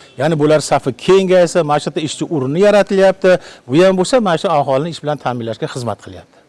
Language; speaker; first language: Uzbek; native; Uzbek